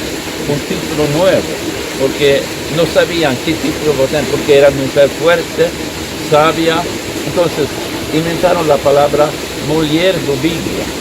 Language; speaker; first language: Spanish; non-native, fluent; Swedish